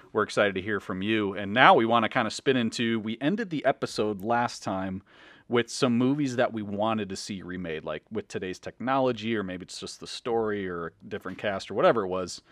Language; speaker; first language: English; native; English